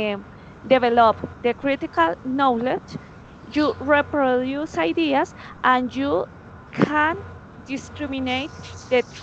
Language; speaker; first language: English; non-native, learner; Spanish